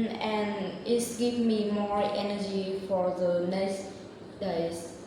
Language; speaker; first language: English; non-native, learner; Vietnamese